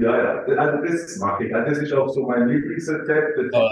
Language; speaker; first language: German; early bilingual, other home language; Croatian